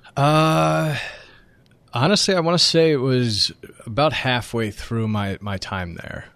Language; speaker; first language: English; native; English